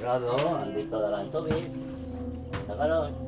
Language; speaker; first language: Filipino; non-native, learner; Spanish